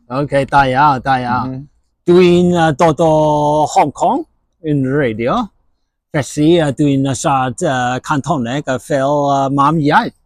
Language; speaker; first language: Welsh; non-native, learner; Cantonese